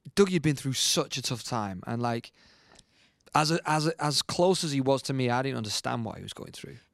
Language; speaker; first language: English; native; English